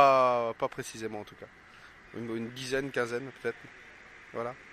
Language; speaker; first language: French; native; French